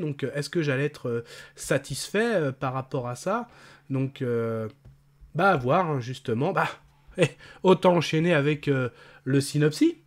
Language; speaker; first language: French; native; French